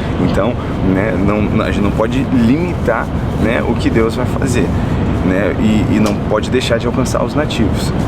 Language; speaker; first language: Portuguese; native; Portuguese